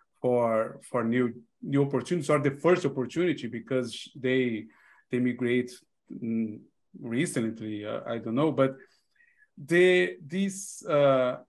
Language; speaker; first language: English; non-native, learner; Portuguese